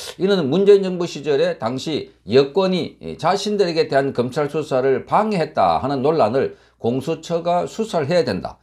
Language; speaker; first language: Korean; native; Korean